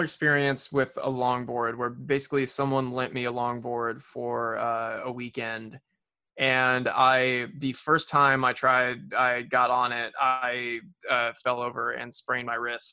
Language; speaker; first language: English; native; English